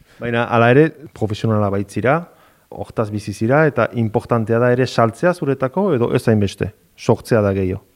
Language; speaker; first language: Basque; native; Basque